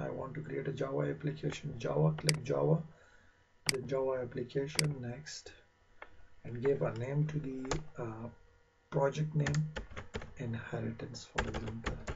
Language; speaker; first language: English; non-native, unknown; Persian